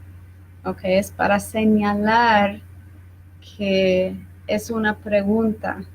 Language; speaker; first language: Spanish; non-native, fluent; English